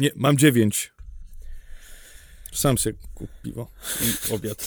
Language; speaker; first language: Polish; native; Polish